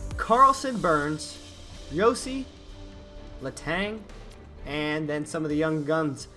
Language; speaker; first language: English; native; English